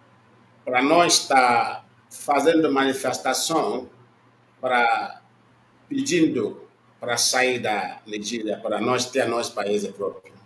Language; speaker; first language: Portuguese; non-native, learner; Igbo